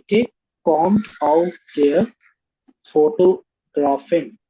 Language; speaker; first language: German; non-native, learner; Hindi